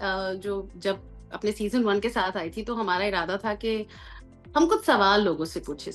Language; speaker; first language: Hindi; native; Hindi